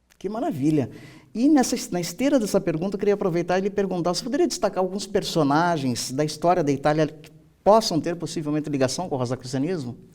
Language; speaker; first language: Portuguese; native; Portuguese